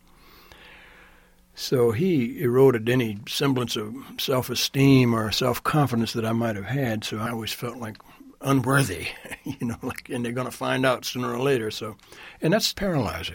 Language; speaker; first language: English; native; English